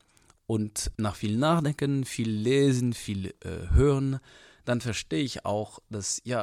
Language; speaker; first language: German; non-native, fluent; French